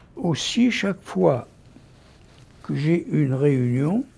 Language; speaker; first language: French; native; French